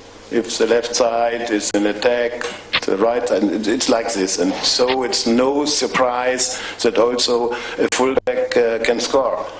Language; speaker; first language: English; non-native, fluent; German